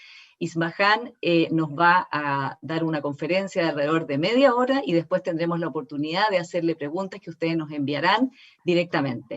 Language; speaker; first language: Spanish; native; Spanish